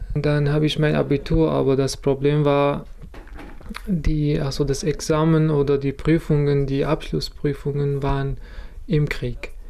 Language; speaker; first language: German; non-native, fluent; Kurdish